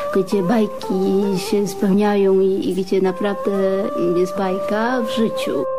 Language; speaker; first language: Polish; early bilingual, other home language; Vietnamese